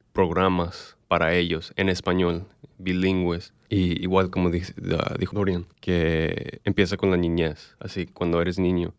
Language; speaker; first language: Spanish; early bilingual, other home language; English